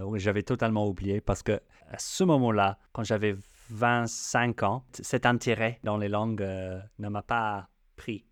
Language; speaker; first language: French; non-native, fluent; English